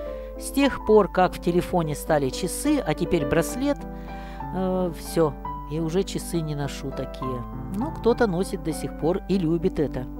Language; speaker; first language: Russian; native; Russian